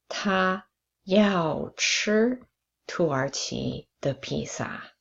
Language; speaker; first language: Chinese; non-native, fluent; English